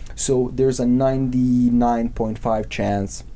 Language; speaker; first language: English; non-native, fluent; Serbian